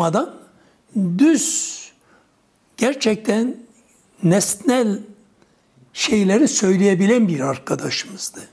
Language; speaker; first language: Turkish; non-native, local second language; Kurdish